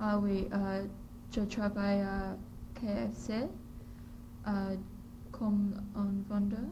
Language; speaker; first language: French; non-native, learner; English